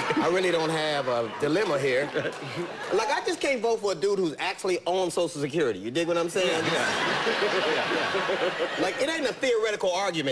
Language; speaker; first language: English; native; English